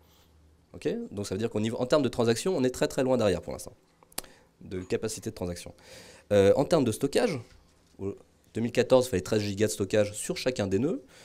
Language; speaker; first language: French; native; French